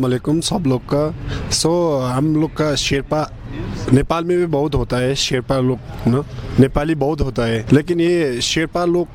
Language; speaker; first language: Hindi; non-native, learner; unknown